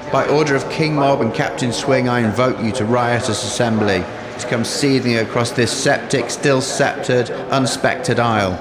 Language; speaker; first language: English; native; English